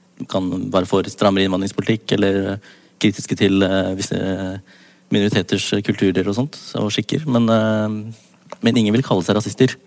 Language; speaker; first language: Norwegian; native; Norwegian